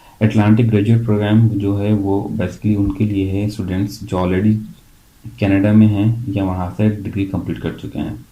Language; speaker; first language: Hindi; native; Hindi